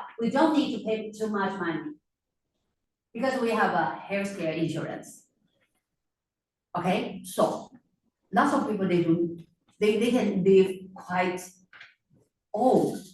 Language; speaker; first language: English; non-native, fluent; Chinese